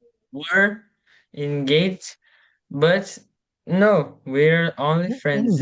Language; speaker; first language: English; non-native, learner; Portuguese